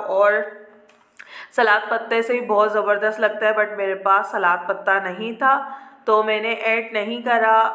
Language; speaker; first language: Urdu; native; Urdu